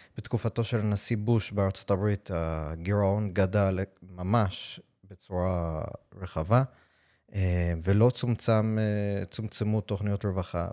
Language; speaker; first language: Hebrew; non-native, fluent; English